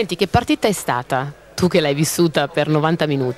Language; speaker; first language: Italian; native; Italian